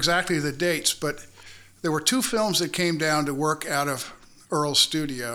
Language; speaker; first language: English; native; English